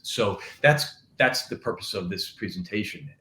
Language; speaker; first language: English; native; English